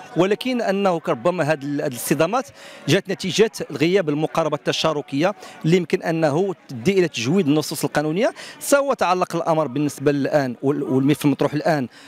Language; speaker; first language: Arabic; native; Arabic